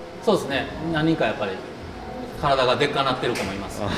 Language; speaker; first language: Japanese; native; Japanese